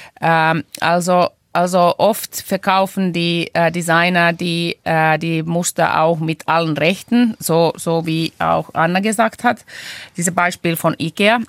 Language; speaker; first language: German; non-native, fluent; Finnish